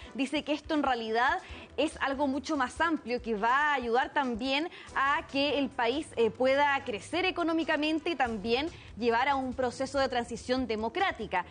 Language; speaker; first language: Spanish; native; Spanish